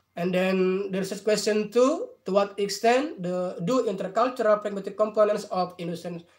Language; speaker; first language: English; non-native, fluent; Indonesian